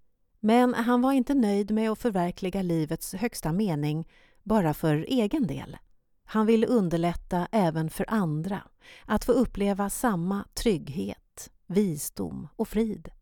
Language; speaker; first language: Swedish; native; Swedish